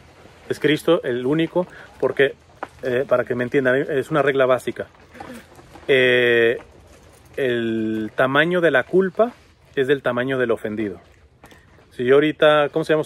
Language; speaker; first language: Spanish; native; Spanish